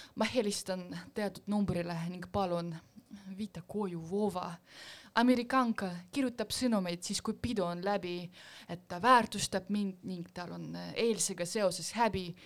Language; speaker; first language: Estonian; non-native, local second language; Russian